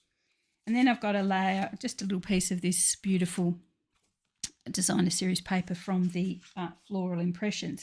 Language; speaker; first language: English; native; English